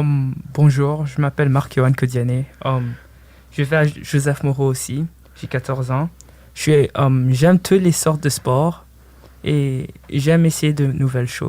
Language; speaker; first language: French; early bilingual, other home language; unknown